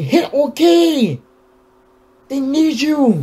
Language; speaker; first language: English; native; English